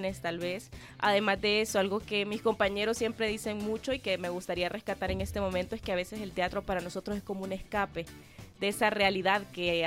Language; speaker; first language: Spanish; native; Spanish